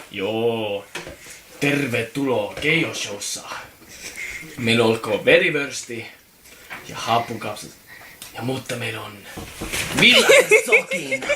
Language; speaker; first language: Finnish; non-native, learner; Estonian